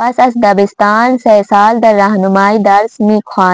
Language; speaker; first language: Persian; non-native, fluent; Urdu